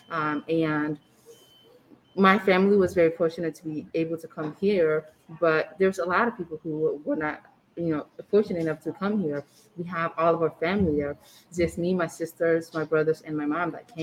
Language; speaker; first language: English; early bilingual, other home language; Arabic